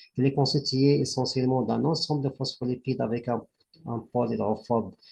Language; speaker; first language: French; non-native, local second language; Arabic